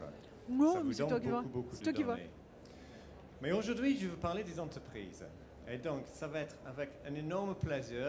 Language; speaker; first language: French; non-native, fluent; English